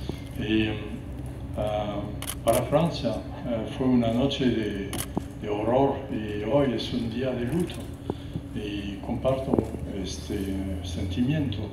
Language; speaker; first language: Spanish; non-native, fluent; French